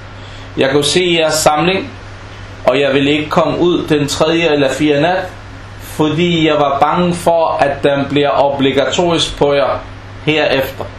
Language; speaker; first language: Danish; non-native, fluent; Arabic